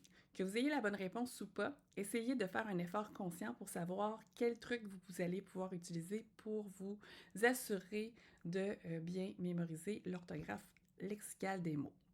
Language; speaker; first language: French; native; French